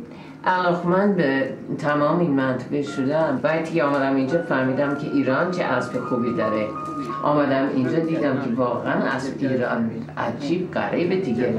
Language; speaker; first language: Persian; non-native, fluent; English